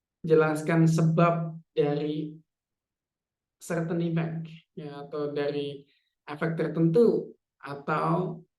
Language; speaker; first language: Indonesian; native; Indonesian